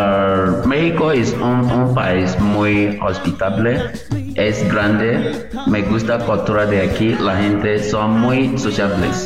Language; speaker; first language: Spanish; non-native, learner; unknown